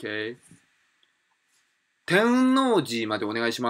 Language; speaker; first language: Japanese; non-native, fluent; Korean